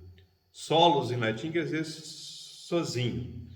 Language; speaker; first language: Portuguese; native; Portuguese